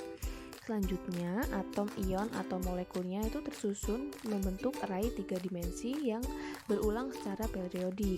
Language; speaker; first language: Indonesian; native; Indonesian